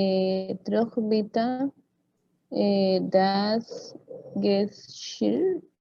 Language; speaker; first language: German; non-native, learner; Spanish